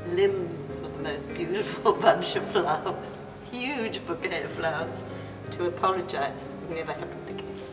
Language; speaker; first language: English; native; English